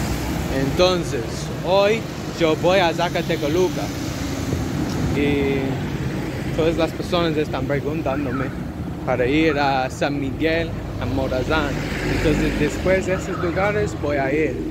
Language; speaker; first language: Spanish; non-native, learner; English